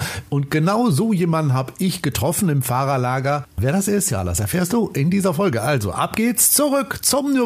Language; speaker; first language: German; native; German